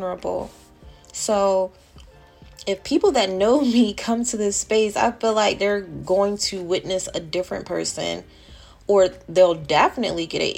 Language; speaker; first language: English; native; English